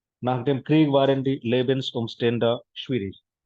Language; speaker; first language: German; non-native, fluent; Hindi